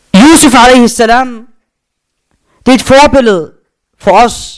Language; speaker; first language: Danish; non-native, fluent; Arabic